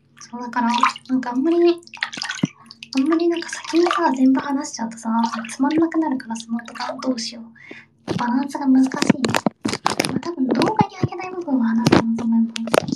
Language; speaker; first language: Japanese; early bilingual, heritage; Japanese